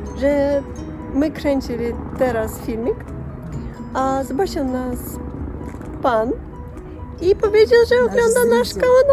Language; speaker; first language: Polish; non-native, learner; Russian